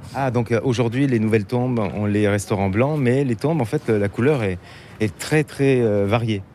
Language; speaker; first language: French; native; French